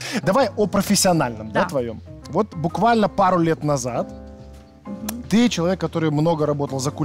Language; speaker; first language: Russian; native; Russian